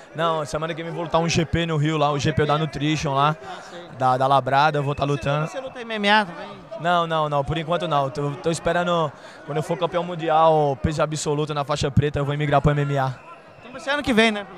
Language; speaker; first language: Portuguese; native; Portuguese